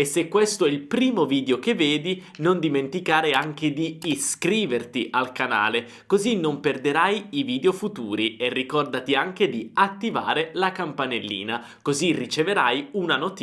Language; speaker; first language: Italian; native; Italian